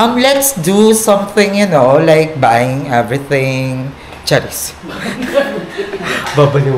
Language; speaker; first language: English; non-native, local second language; Filipino